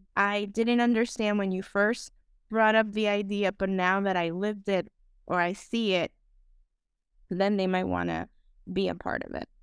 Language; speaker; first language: English; non-native, fluent; Spanish